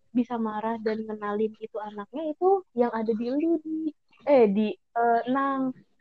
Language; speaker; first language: Indonesian; early bilingual, heritage; English